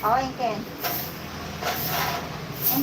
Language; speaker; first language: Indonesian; non-native, local second language; Balinese